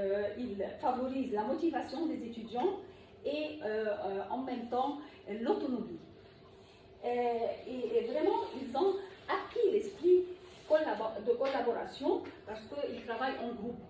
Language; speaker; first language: French; non-native, fluent; Arabic